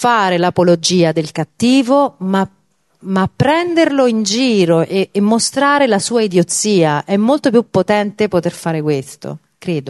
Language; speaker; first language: Italian; native; Italian